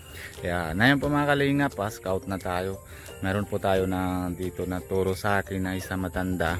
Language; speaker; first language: Filipino; non-native, local second language; Bikol